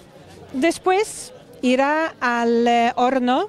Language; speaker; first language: Spanish; non-native, fluent; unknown